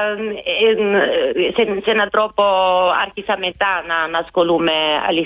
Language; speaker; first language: Greek; non-native, fluent; Italian